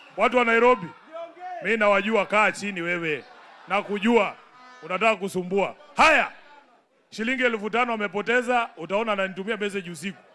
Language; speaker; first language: Swahili; non-native, local second language; Luyia